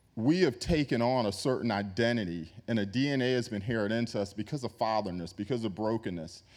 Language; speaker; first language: English; native; English